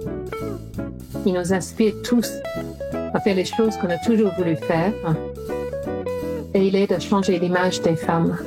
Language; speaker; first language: French; non-native, fluent; English